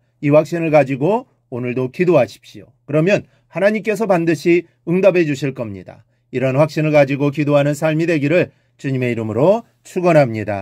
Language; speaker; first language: Korean; native; Korean